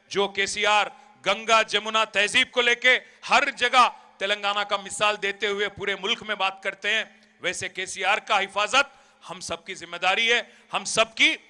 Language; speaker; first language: Hindi; non-native, local second language; Telugu